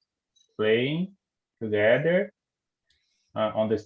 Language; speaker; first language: English; non-native, learner; Portuguese